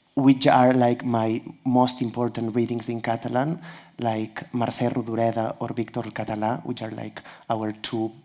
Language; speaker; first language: English; non-native, fluent; Catalan